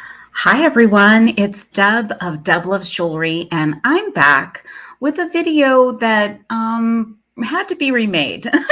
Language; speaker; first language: English; native; English